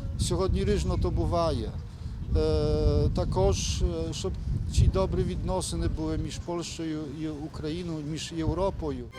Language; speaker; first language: Ukrainian; early bilingual, heritage; Ukrainian